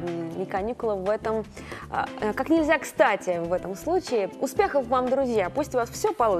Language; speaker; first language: Russian; native; Russian